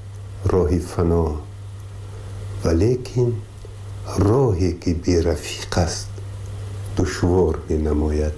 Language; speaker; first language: Persian; native; Persian